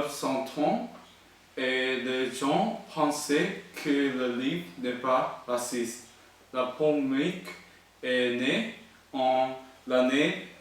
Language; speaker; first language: French; non-native, learner; English